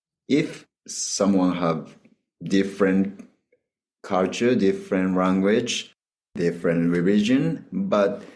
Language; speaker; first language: English; non-native, learner; Japanese